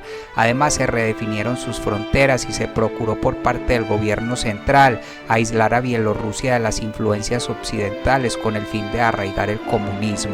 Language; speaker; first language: Spanish; native; Spanish